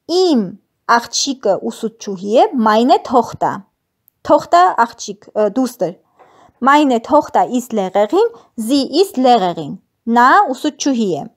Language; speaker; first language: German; non-native, fluent; Armenian